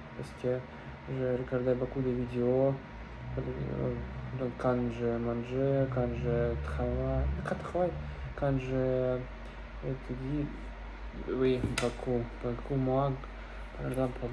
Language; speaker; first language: French; non-native, learner; Russian